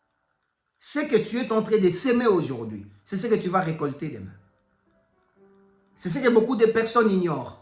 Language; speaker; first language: French; non-native, local second language; Lingala